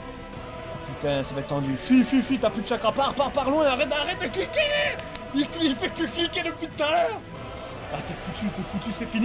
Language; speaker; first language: French; native; French